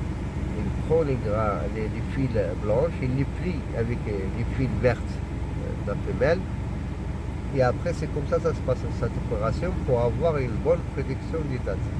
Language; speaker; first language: French; non-native, local second language; Arabic